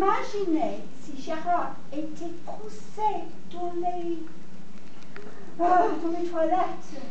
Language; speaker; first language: French; non-native, learner; English